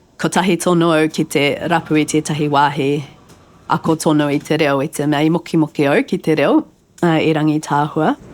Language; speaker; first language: Māori; non-native, local second language; English